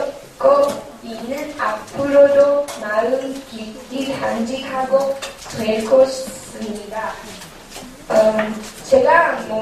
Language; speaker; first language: Korean; non-native, learner; English